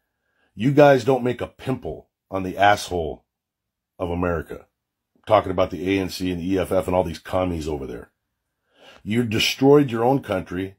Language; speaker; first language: English; native; English